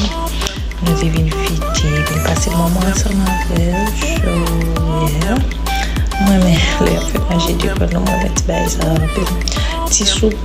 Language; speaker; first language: French; non-native, learner; Haitian Creole